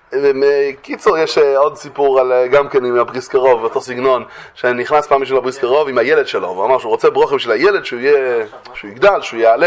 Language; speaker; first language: Hebrew; native; Hebrew